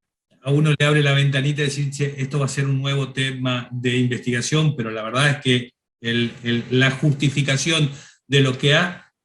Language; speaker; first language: Spanish; native; Spanish